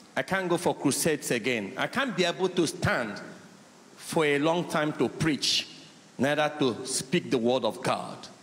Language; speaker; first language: English; non-native, local second language; Igbo